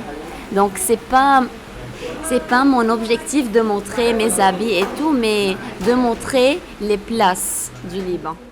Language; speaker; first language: French; non-native, local second language; Arabic